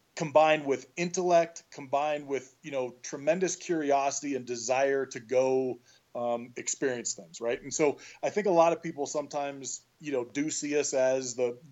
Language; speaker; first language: English; native; English